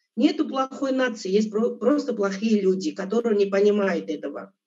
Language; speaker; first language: Russian; non-native, local second language; Armenian